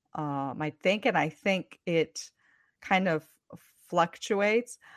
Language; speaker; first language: English; non-native, fluent; Ukrainian